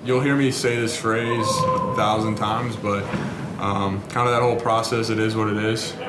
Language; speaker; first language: English; native; English